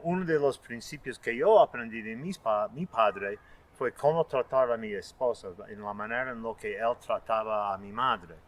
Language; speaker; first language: Spanish; non-native, fluent; English